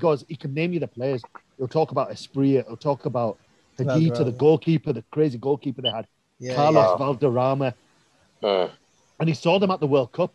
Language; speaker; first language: English; native; English